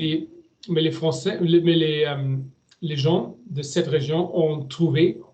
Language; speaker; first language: French; non-native, learner; German